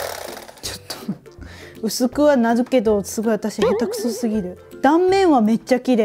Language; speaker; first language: Japanese; native; Japanese